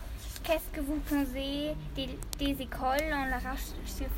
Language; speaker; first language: French; non-native, learner; German